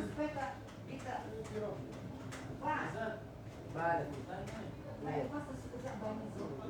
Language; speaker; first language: German; non-native, learner; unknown